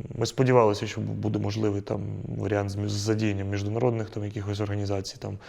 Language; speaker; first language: Ukrainian; native; Ukrainian